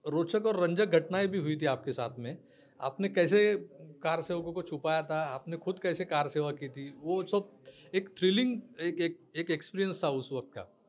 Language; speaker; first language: Hindi; non-native, local second language; Marathi